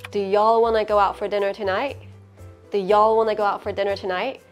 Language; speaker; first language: English; non-native, local second language; Cantonese